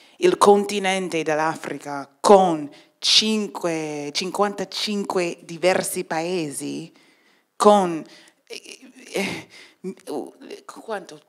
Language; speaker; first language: Italian; non-native, fluent; English